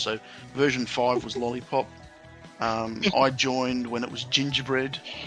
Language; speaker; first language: English; early bilingual, other home language; Italian